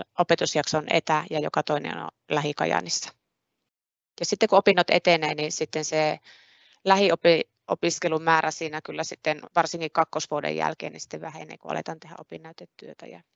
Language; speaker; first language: Finnish; native; Finnish